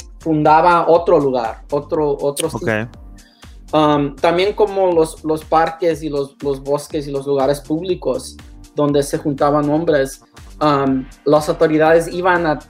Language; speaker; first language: Spanish; non-native, learner; English